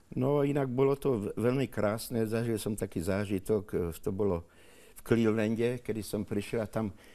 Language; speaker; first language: Slovak; native; Slovak